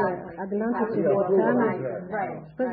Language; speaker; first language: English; non-native, learner; Ladino